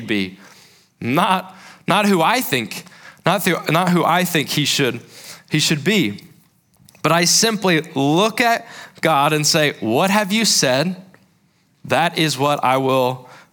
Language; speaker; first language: English; native; English